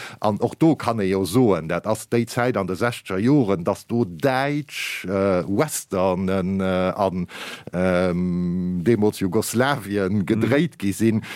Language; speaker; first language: Luxembourgish; native; Luxembourgish